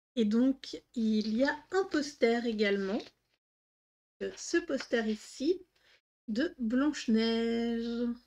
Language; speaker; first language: French; native; French